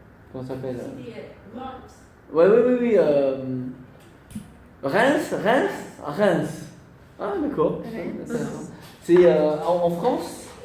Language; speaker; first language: French; non-native, fluent; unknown